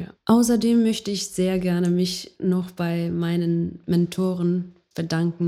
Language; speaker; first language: German; non-native, fluent; Ukrainian